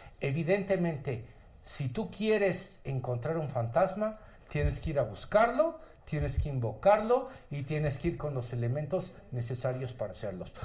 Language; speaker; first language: Spanish; native; Spanish